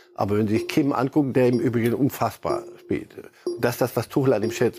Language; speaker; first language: German; native; German